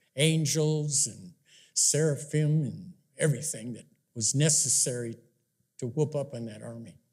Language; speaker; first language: English; native; English